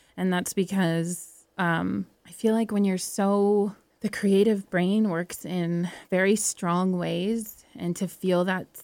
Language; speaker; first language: English; native; English